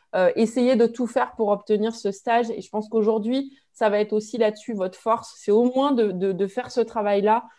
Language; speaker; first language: French; native; French